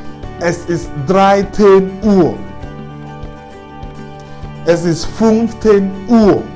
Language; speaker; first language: German; non-native, fluent; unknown